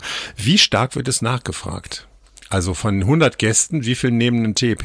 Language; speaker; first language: German; native; German